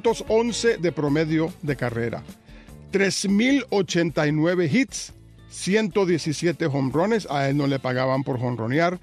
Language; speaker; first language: Spanish; native; Spanish